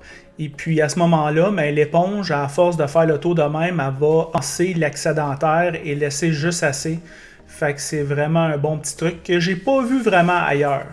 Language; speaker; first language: French; native; French